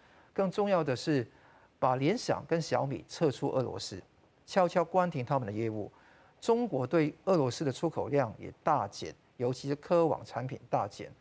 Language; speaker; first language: Chinese; non-native, local second language; Cantonese